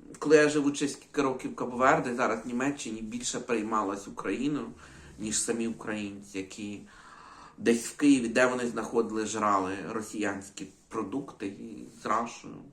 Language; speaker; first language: Ukrainian; native; Ukrainian